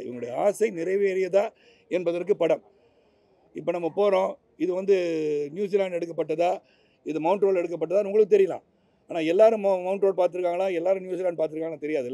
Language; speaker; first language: Tamil; native; Tamil